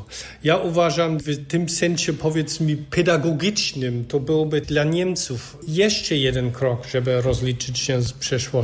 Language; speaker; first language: Polish; non-native, fluent; German